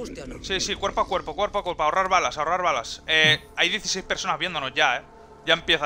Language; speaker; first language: Spanish; native; Spanish